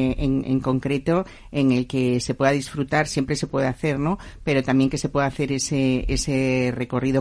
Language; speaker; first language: Spanish; native; Spanish